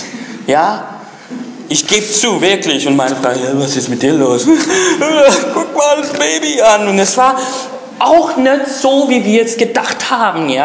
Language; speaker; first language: German; non-native, fluent; English